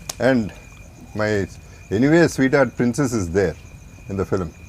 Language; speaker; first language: English; non-native, local second language; Telugu